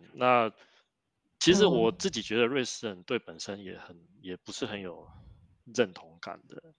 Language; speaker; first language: Chinese; non-native, local second language; Min Nan Chinese